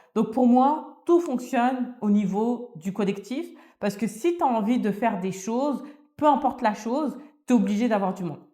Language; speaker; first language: French; early bilingual, other home language; Wolof